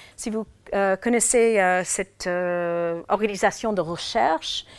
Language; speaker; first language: French; non-native, fluent; English